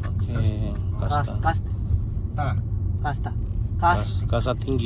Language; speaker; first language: Indonesian; native; Indonesian